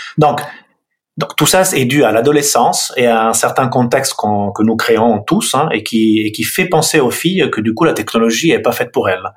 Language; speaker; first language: French; non-native, fluent; Italian